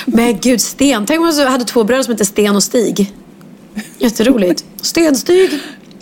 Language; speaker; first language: Swedish; native; Swedish